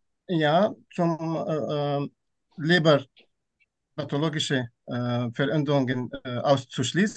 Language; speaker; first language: German; non-native, fluent; Turkish